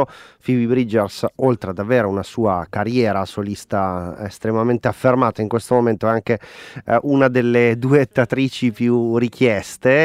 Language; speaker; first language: Italian; native; Italian